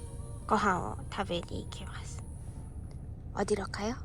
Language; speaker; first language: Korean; non-native, learner; Japanese